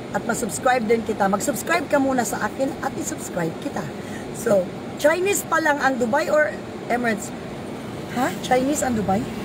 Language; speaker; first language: Filipino; non-native, local second language; Cebuano